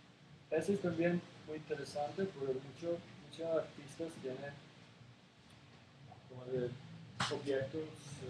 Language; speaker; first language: Spanish; non-native, learner; Serbian